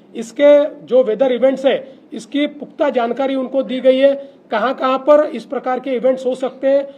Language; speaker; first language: Hindi; non-native, local second language; Marathi